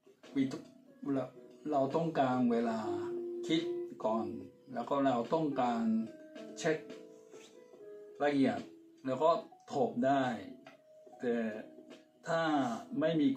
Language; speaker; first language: Thai; non-native, fluent; Japanese